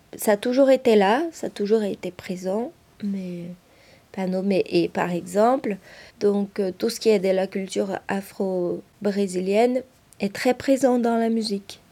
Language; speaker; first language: French; non-native, fluent; Portuguese